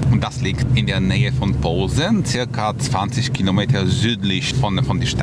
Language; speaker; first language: German; non-native, fluent; Polish